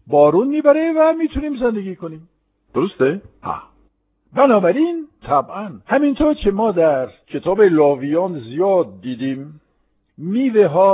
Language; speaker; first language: Persian; non-native, fluent; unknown